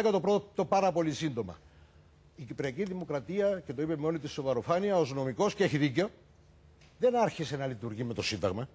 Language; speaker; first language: Greek; native; Greek